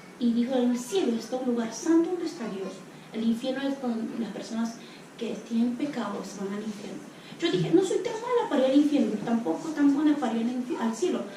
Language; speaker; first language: Spanish; non-native, local second language; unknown